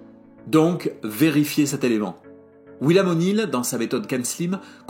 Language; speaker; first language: French; native; French